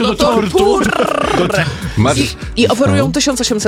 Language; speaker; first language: Polish; native; Polish